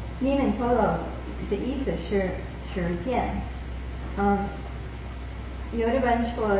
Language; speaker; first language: Chinese; non-native, fluent; English